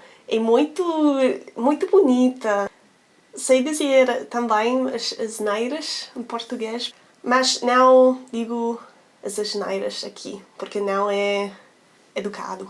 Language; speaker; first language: Portuguese; non-native, learner; English